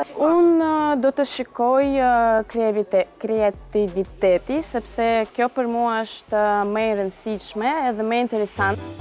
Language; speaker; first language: Albanian; non-native, learner; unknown